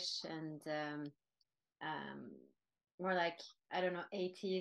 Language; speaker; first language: English; non-native, fluent; Norwegian